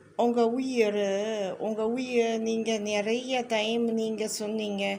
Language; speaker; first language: Tamil; non-native, learner; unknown